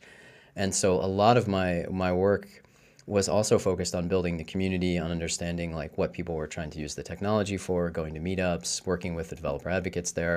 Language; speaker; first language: English; native; English